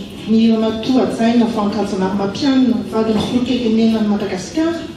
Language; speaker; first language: French; non-native, local second language; Malagasy